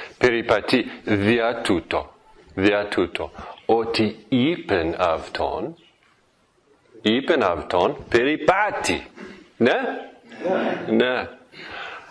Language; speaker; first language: Greek; non-native, fluent; English